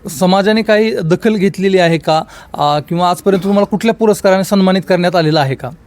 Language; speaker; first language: Marathi; native; Marathi